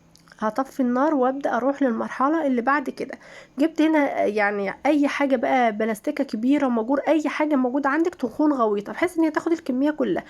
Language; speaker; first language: Arabic; native; Arabic